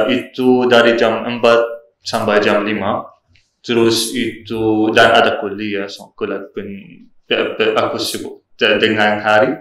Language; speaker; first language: Indonesian; non-native, learner; Arabic